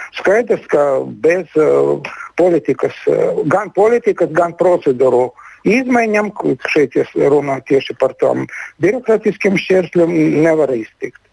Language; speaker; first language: Latvian; non-native, local second language; Russian